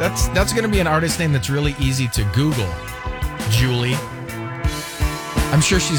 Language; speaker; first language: English; native; English